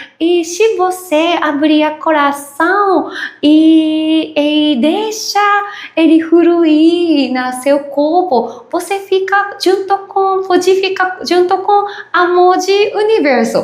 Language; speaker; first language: Portuguese; non-native, learner; Japanese